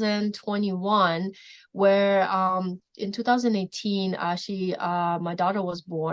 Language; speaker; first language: English; non-native, fluent; Polish